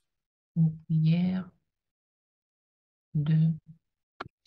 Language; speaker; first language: French; non-native, learner; Russian